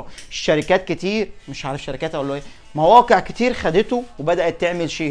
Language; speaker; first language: Arabic; native; Arabic